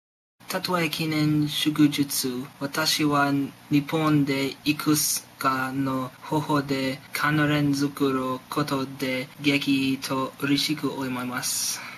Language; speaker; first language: Japanese; non-native, learner; English